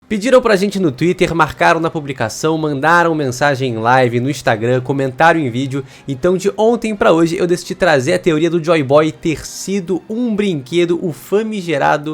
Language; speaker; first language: Portuguese; native; Portuguese